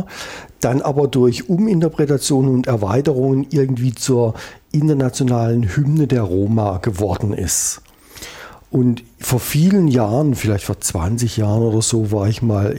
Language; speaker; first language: German; native; German